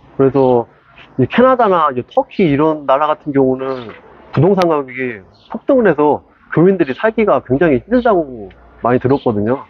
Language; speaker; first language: Korean; native; Korean